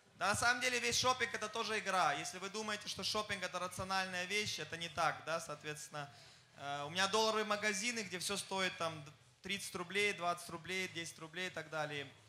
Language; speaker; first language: Russian; non-native, fluent; German